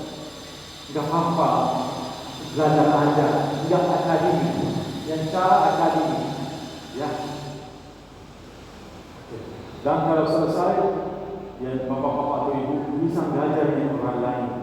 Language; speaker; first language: Indonesian; non-native, learner; Arabic